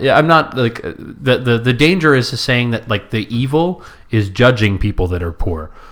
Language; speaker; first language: English; non-native, local second language; French